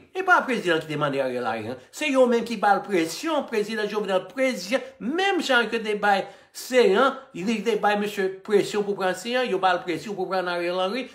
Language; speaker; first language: Haitian Creole; non-native, fluent; English